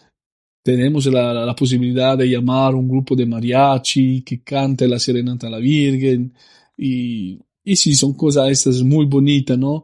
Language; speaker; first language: Spanish; non-native, fluent; Italian